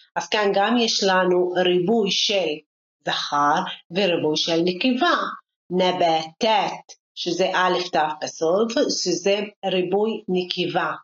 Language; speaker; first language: Hebrew; non-native, local second language; Arabic